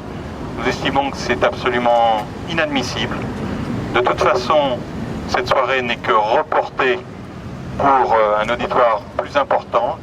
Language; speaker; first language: French; native; French